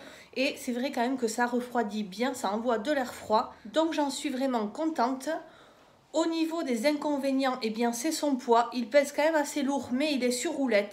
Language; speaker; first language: French; native; French